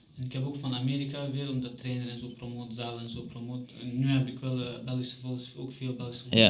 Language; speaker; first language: Dutch; non-native, fluent; Chechen